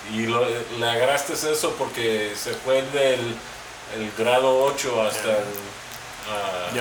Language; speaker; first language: Spanish; early bilingual, heritage; Spanish